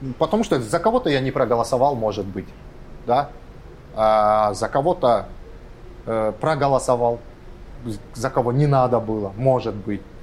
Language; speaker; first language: Russian; non-native, local second language; Kazakh